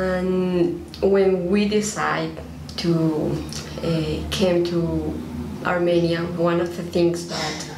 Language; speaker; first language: English; non-native, learner; Spanish